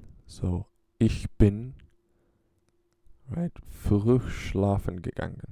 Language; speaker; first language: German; non-native, learner; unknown